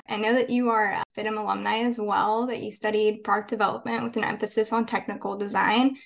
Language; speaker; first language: English; native; English